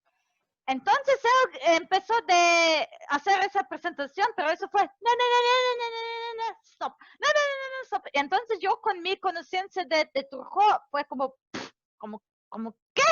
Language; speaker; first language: Spanish; non-native, fluent; Serbian